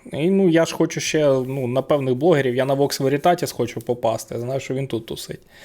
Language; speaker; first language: Ukrainian; native; Ukrainian